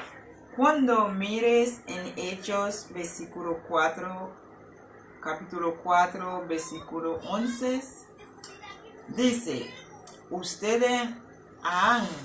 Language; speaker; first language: Spanish; non-native, learner; Haitian Creole